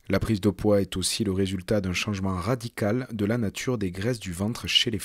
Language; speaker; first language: French; native; French